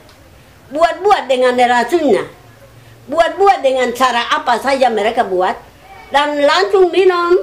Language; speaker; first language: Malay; non-native, local second language; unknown